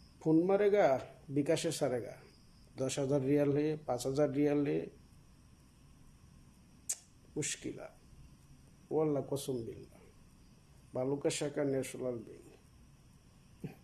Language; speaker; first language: Hindi; non-native, learner; Bangla